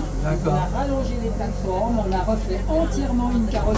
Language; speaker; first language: French; native; French